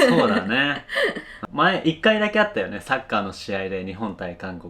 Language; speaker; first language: Japanese; native; Japanese